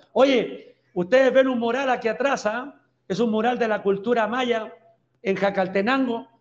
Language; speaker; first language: Spanish; native; Spanish